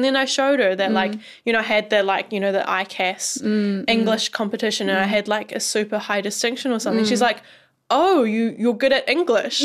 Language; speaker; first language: English; native; English